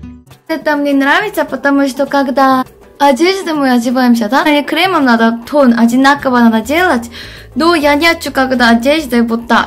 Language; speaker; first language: Russian; non-native, fluent; Korean